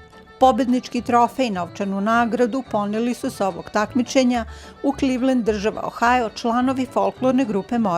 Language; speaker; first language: Serbian; native; Serbian